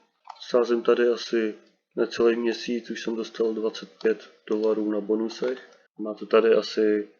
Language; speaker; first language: Czech; native; Czech